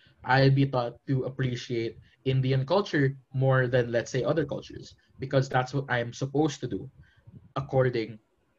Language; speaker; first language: English; non-native, local second language; Filipino